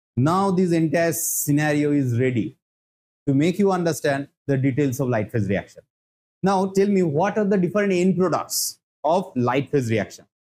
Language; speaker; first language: English; non-native, local second language; Bangla